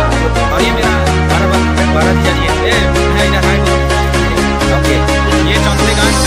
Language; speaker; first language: Hindi; non-native, local second language; Karbi